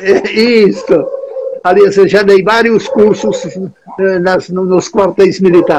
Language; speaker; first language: Portuguese; non-native, fluent; Czech